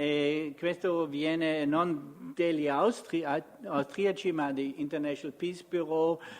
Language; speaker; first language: Italian; non-native, fluent; German